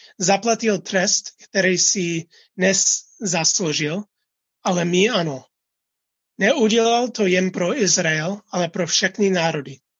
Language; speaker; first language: Czech; non-native, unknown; English